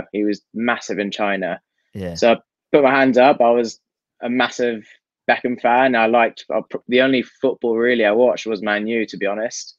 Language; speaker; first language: English; native; English